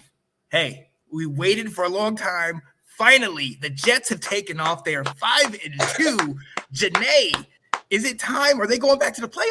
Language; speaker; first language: English; native; English